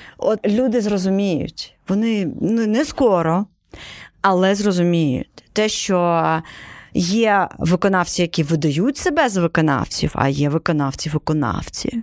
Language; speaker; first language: Ukrainian; non-native, local second language; Crimean Tatar